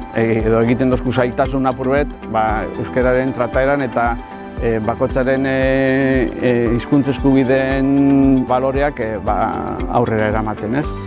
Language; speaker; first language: Basque; native; Basque